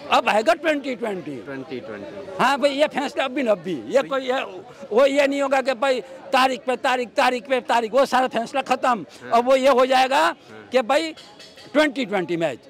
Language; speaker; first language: Hindi; non-native, local second language; Gujarati